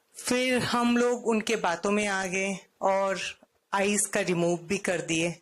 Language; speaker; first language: Hindi; non-native, local second language; Odia